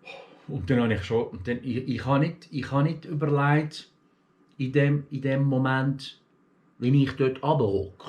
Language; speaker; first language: German; early bilingual, other home language; Turkish